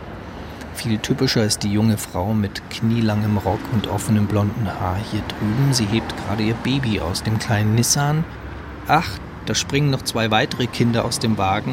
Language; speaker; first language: German; native; German